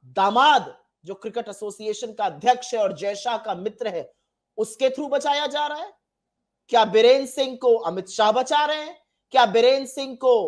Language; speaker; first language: Hindi; native; Hindi